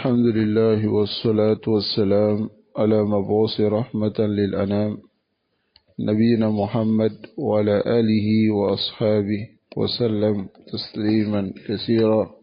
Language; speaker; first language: Arabic; non-native, fluent; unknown